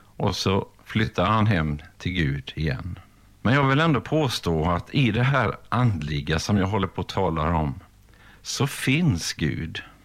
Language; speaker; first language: Swedish; native; Swedish